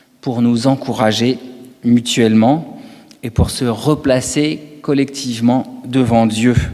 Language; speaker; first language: French; native; French